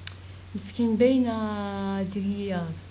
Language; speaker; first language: Dutch; non-native, learner; Arabic